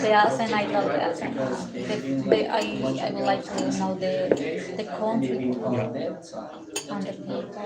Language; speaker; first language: English; non-native, learner; Spanish